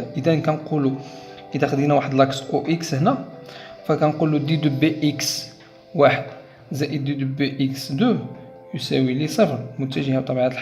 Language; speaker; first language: Arabic; native; Arabic